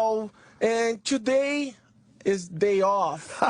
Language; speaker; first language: English; non-native, learner; Portuguese